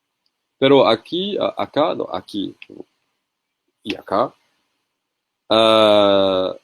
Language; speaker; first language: Spanish; non-native, learner; French